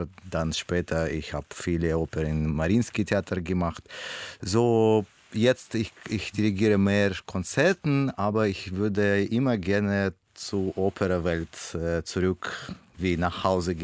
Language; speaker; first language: German; non-native, learner; Russian